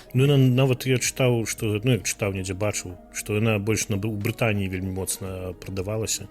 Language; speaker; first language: Belarusian; non-native, local second language; Russian